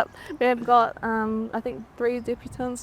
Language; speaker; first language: English; native; English